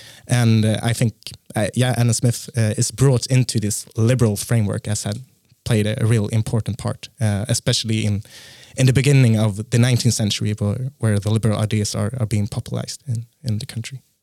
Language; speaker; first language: English; non-native, fluent; Swedish